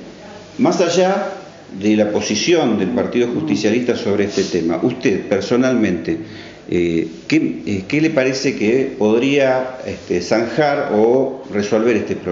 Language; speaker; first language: Spanish; native; Spanish